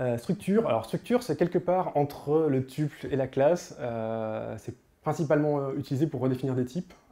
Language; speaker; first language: French; native; French